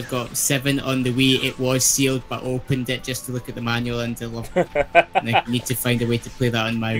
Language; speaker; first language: English; native; English